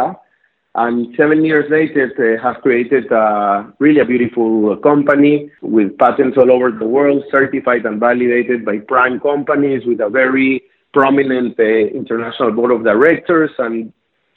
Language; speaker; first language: English; non-native, fluent; Spanish